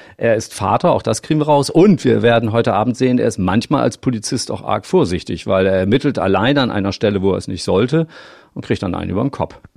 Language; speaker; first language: German; native; German